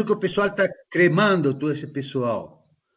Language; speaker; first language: Portuguese; non-native, fluent; Spanish